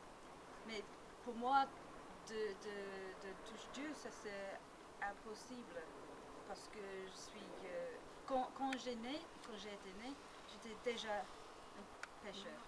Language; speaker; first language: French; non-native, learner; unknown